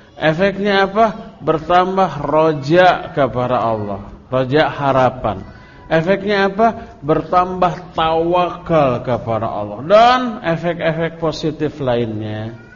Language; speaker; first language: Indonesian; non-native, local second language; Sundanese